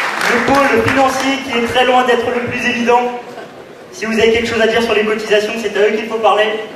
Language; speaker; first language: French; native; French